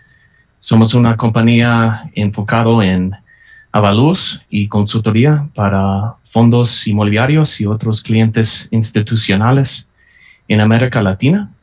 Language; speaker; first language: Spanish; non-native, fluent; English